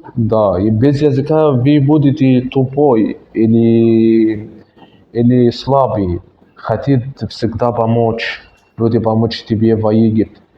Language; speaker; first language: Russian; non-native, learner; Arabic